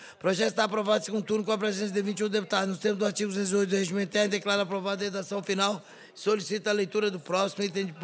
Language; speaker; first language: Portuguese; native; Portuguese